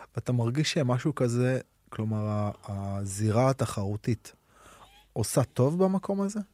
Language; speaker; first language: Hebrew; native; Hebrew